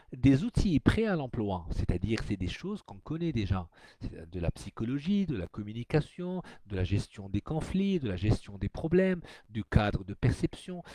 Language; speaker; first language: French; non-native, local second language; Arabic